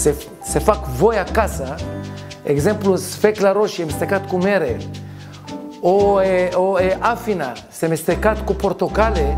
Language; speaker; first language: Romanian; non-native, learner; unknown